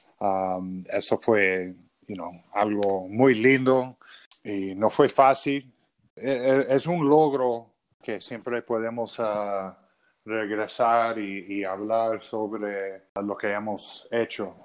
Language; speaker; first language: Spanish; early bilingual, other home language; English